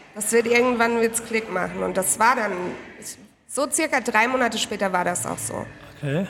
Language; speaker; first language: German; native; German